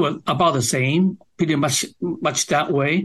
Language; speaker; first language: English; non-native, local second language; Cantonese